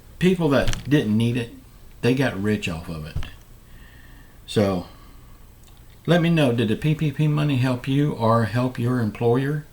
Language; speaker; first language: English; native; English